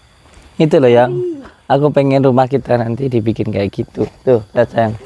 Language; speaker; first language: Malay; non-native, local second language; Javanese